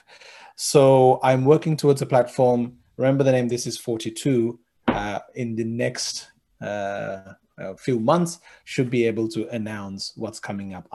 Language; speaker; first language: English; non-native, local second language; Sinhala